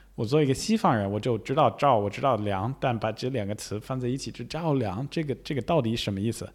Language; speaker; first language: Chinese; non-native, fluent; English